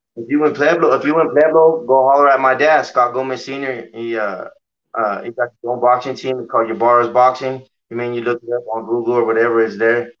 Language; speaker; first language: English; native; English